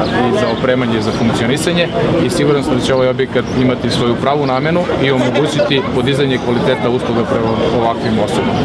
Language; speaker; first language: Serbian; native; Serbian